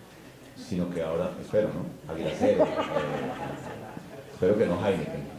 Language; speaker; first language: Spanish; native; Spanish